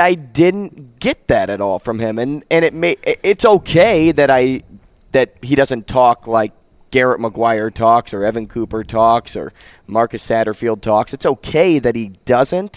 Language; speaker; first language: English; native; English